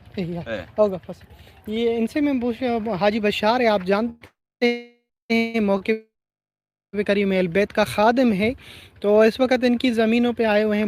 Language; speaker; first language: Urdu; non-native, local second language; Sindhi